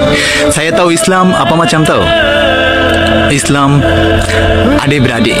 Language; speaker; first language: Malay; non-native, learner; Bangla